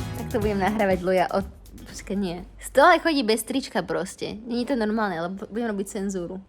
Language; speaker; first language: Slovak; native; Slovak